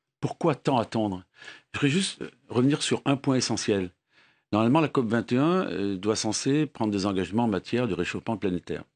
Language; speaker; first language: French; native; French